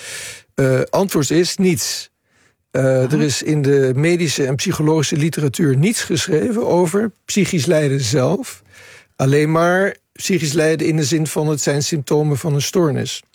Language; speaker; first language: Dutch; native; Dutch